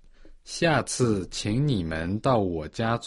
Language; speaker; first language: Chinese; non-native, learner; Portuguese